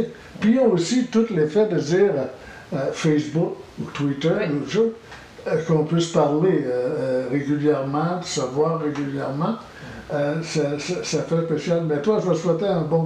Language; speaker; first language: French; native; French